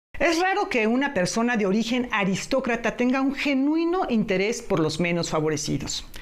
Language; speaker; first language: Spanish; native; Spanish